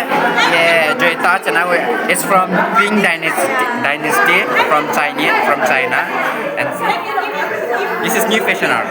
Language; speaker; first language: English; non-native, local second language; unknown